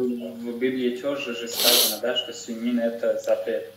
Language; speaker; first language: Russian; non-native, fluent; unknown